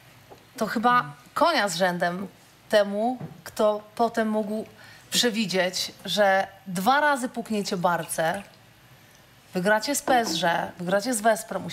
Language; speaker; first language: Polish; native; Polish